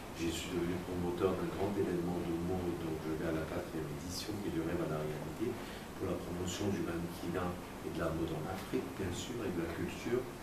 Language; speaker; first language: French; native; French